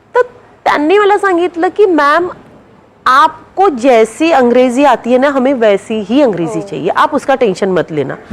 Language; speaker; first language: Hindi; non-native, local second language; Marathi